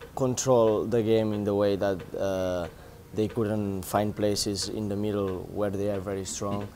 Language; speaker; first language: English; non-native, fluent; Spanish